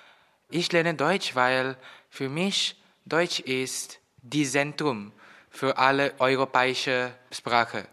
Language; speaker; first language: German; non-native, learner; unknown